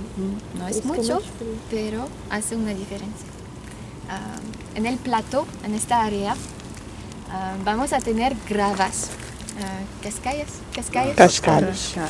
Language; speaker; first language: Spanish; non-native, fluent; French